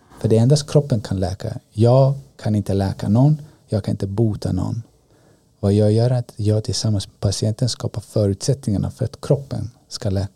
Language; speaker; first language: Swedish; early bilingual, other home language; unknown